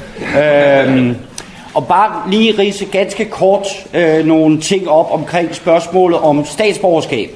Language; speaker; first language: Danish; native; Danish